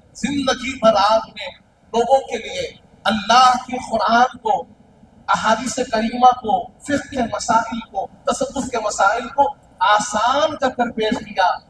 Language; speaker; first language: Urdu; native; Urdu